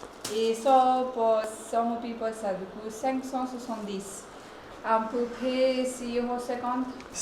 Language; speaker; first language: French; non-native, fluent; Hindi